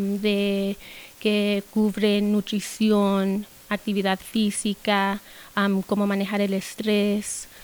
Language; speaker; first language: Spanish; early bilingual, heritage; Spanish